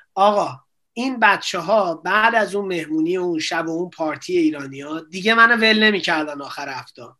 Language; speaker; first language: Persian; native; Persian